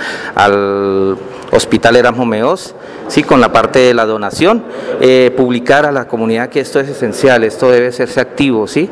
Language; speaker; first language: Spanish; native; Spanish